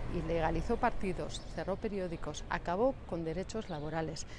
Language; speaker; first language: Spanish; native; Spanish